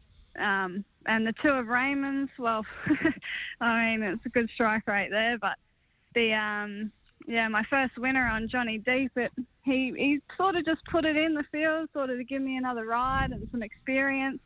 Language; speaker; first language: English; native; English